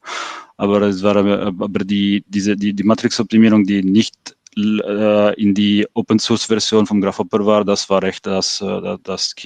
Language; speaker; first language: German; non-native, fluent; French